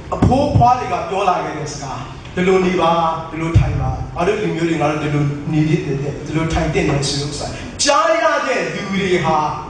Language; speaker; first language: Burmese; non-native, local second language; Tedim Chin